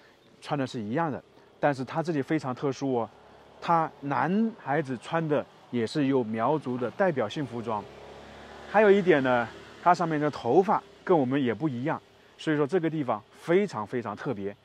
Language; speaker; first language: Chinese; native; Chinese